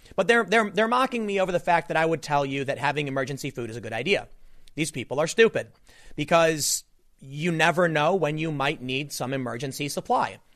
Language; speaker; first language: English; native; English